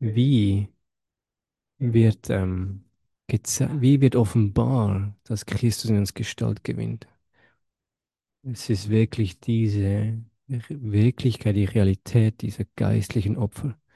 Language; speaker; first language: German; non-native, fluent; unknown